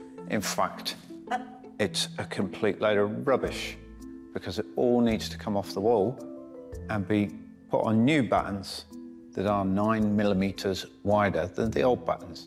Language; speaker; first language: English; native; English